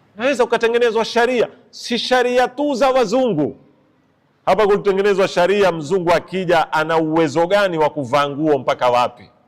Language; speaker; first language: Swahili; native; Swahili